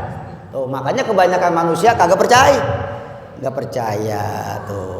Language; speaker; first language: Malay; native; Malay